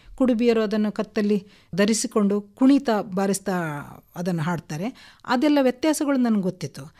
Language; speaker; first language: Kannada; non-native, local second language; Konkani